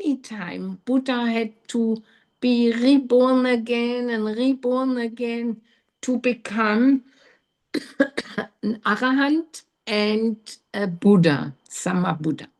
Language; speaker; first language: English; non-native, learner; German